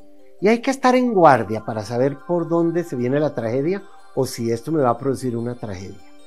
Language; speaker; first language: Spanish; native; Spanish